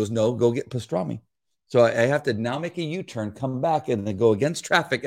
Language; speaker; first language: English; native; English